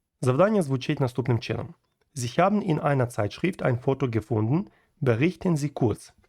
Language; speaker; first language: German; non-native, fluent; Ukrainian